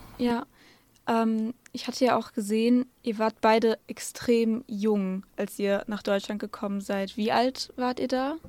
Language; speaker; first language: German; native; German